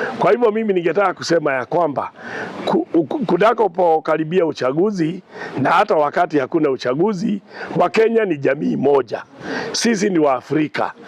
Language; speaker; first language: Swahili; non-native, local second language; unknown